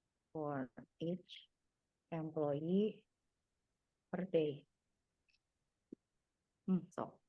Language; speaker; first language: English; non-native, fluent; Indonesian